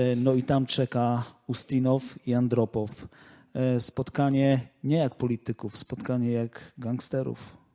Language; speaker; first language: Polish; native; Polish